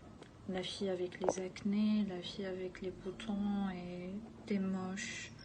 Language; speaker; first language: French; non-native, local second language; Arabic